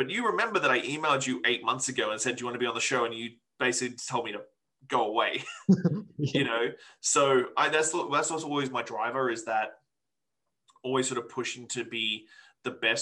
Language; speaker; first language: English; native; English